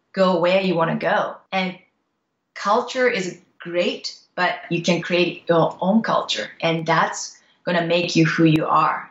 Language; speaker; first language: English; non-native, fluent; Japanese